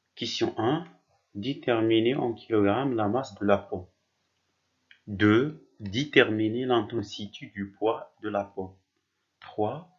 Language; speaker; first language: French; non-native, local second language; Arabic